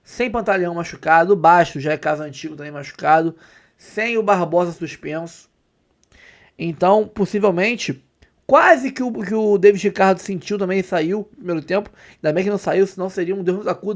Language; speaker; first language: Portuguese; native; Portuguese